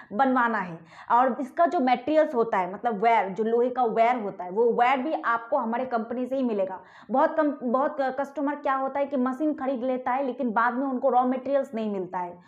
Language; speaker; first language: Hindi; non-native, local second language; Bangla